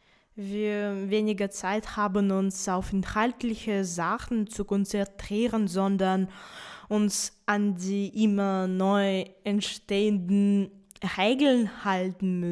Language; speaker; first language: German; non-native, fluent; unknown